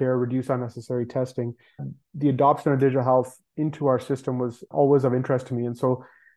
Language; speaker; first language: English; native; English